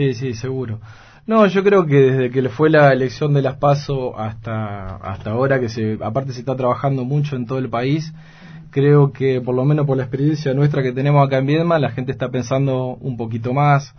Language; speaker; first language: Spanish; native; Spanish